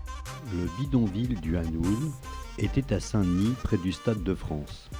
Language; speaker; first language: French; native; French